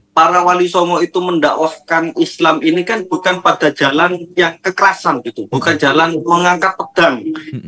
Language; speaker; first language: Indonesian; non-native, local second language; Madurese